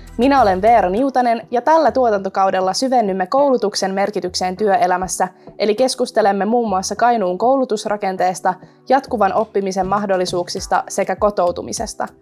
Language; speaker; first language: Finnish; native; Finnish